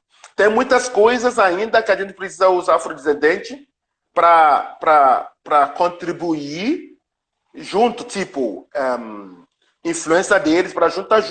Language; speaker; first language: Portuguese; non-native, learner; Yoruba